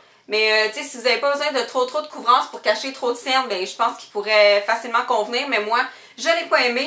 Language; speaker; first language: French; native; French